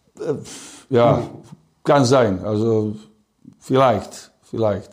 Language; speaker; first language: German; non-native, learner; Serbian